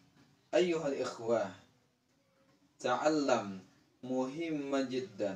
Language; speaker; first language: Arabic; non-native, learner; Indonesian